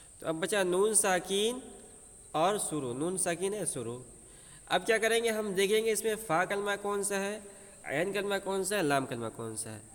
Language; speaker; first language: Urdu; native; Urdu